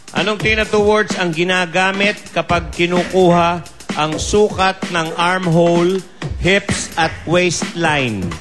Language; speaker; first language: Filipino; native; Filipino